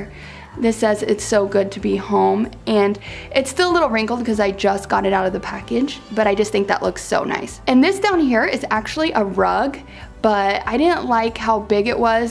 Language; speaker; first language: English; native; English